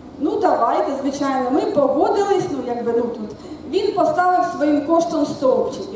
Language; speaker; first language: Ukrainian; non-native, local second language; Russian